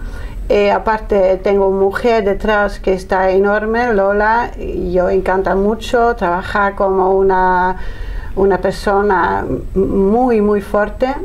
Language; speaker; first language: Spanish; non-native, learner; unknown